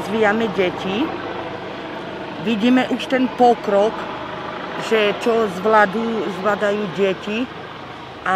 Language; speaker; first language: Slovak; non-native, local second language; Romany